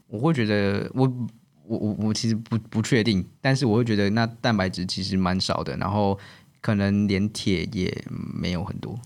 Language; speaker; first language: Chinese; native; Chinese